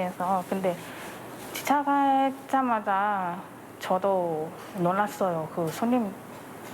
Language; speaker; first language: Korean; non-native, learner; Thai